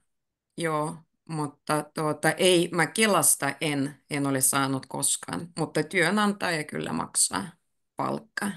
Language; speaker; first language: Finnish; native; Finnish